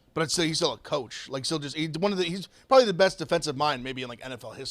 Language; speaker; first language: English; native; English